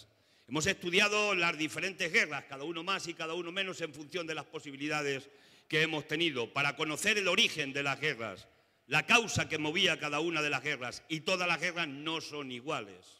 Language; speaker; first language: Spanish; native; Spanish